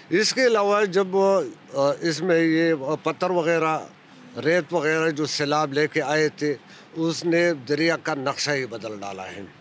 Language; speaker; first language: Urdu; non-native, local second language; Pashto